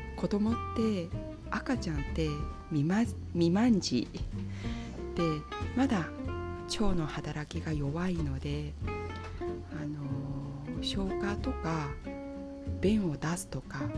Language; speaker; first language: Japanese; non-native, fluent; Chinese